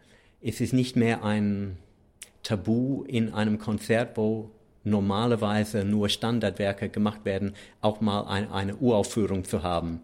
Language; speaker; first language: German; non-native, fluent; English